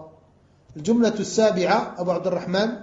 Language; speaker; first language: Arabic; non-native, fluent; French